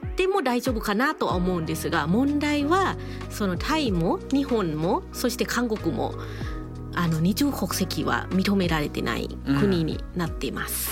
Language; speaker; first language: Japanese; non-native, fluent; Thai